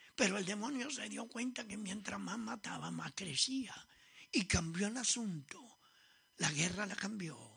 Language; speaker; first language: Spanish; early bilingual, other home language; Italian